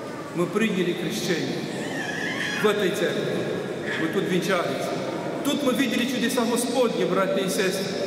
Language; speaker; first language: Russian; non-native, local second language; Ukrainian